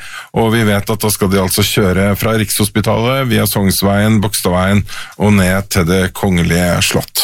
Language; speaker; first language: Norwegian; native; Norwegian